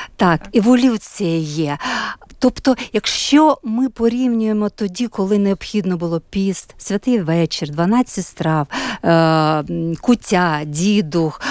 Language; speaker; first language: Ukrainian; native; Ukrainian